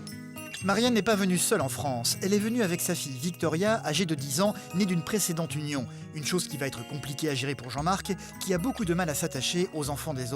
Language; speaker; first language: French; native; French